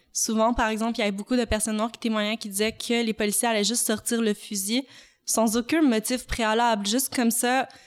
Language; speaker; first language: French; native; French